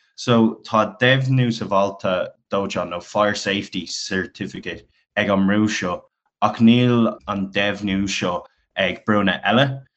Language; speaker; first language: Irish; non-native, local second language; English